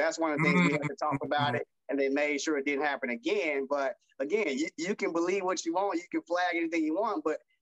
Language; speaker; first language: English; native; English